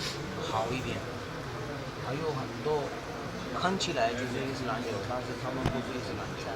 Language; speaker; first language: Chinese; non-native, learner; Punjabi